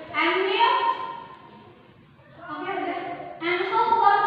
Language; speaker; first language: English; non-native, learner; Indonesian